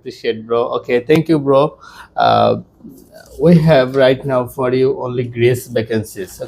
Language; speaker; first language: English; non-native, learner; Bangla